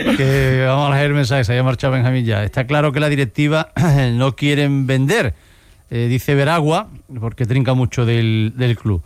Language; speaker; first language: Spanish; native; Spanish